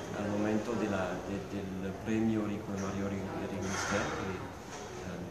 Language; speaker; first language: Italian; non-native, fluent; French